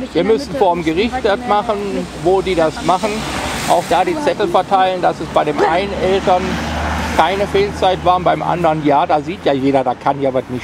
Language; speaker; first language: German; native; German